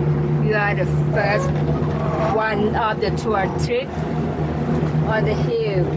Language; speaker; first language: English; non-native, learner; Thai